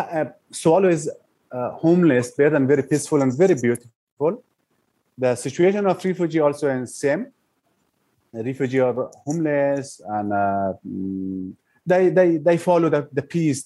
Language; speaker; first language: English; non-native, learner; Persian